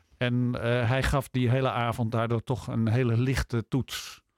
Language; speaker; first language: Dutch; native; Dutch